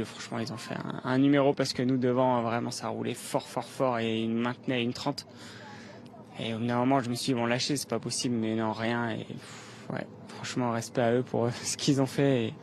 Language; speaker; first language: French; native; French